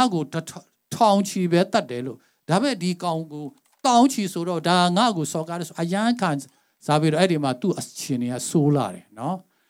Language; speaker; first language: Burmese; non-native, local second language; Tedim Chin